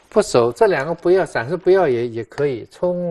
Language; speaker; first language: Chinese; native; Chinese